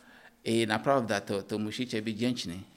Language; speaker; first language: Polish; non-native, learner; Ukrainian